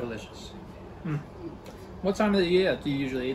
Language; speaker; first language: English; native; English